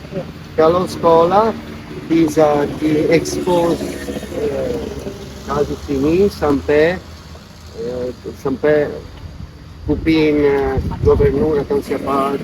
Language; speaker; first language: Indonesian; non-native, fluent; Italian